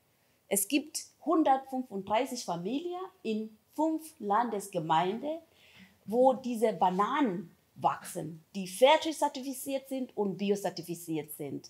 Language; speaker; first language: German; non-native, fluent; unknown